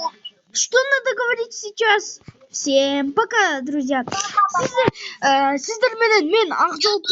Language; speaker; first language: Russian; non-native, local second language; Kyrgyz